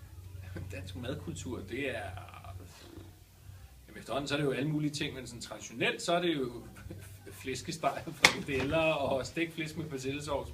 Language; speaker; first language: Danish; native; Danish